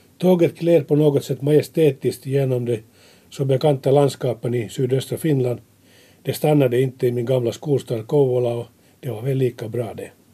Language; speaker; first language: Swedish; native; Swedish